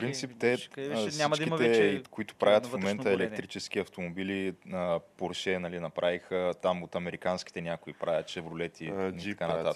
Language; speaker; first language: Bulgarian; native; Bulgarian